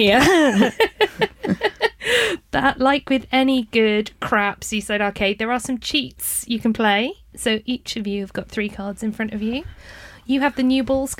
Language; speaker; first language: English; native; English